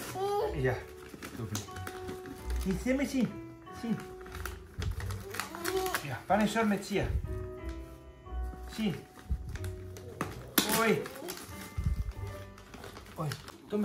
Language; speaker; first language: Estonian; non-native, learner; Spanish